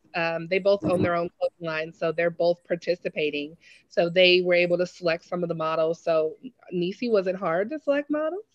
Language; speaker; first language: English; native; English